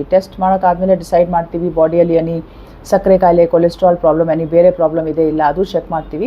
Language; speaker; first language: Kannada; non-native, learner; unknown